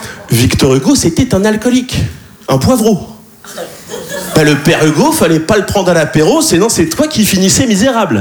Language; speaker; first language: French; native; French